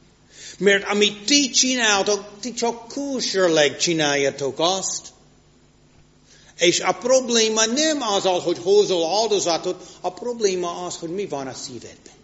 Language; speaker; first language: Hungarian; non-native, fluent; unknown